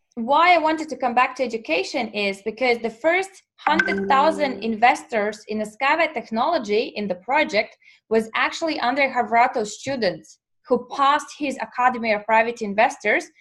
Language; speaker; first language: English; non-native, fluent; Latvian